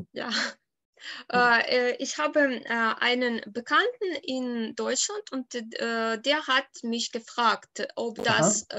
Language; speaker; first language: German; non-native, fluent; Ukrainian